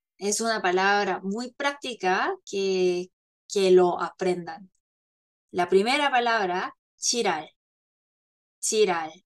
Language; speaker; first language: Spanish; non-native, fluent; Korean